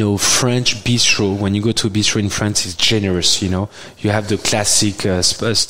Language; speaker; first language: English; non-native, fluent; French